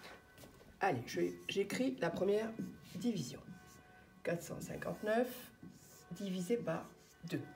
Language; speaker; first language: French; native; French